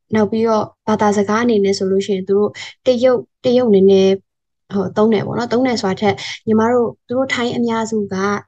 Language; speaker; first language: Burmese; native; Burmese